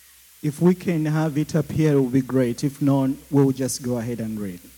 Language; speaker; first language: English; non-native, local second language; Ganda